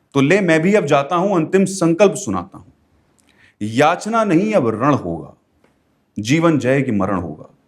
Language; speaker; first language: Hindi; native; Hindi